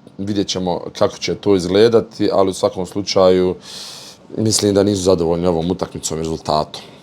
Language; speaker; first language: Bosnian; native; Bosnian